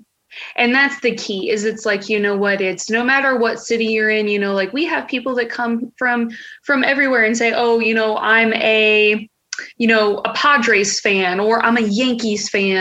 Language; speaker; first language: English; native; English